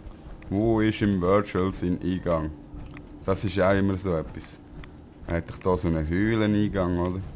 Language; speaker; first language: German; native; German